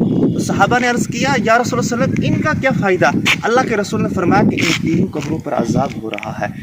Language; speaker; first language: Urdu; non-native, local second language; Kashmiri